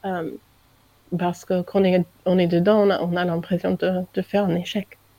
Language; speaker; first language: French; non-native, fluent; English